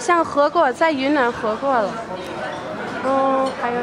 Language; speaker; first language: Chinese; non-native, fluent; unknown